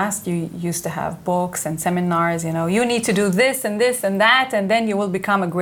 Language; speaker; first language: English; non-native, fluent; Hebrew